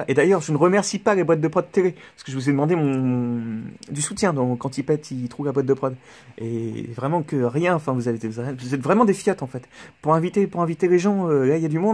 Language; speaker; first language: French; native; French